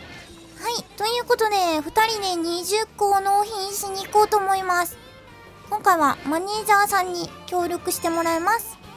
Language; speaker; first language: Japanese; native; Japanese